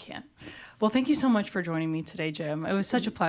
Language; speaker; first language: English; native; English